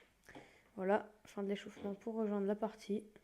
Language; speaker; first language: French; native; French